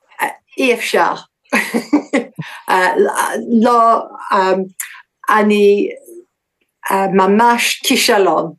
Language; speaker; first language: Hebrew; non-native, learner; English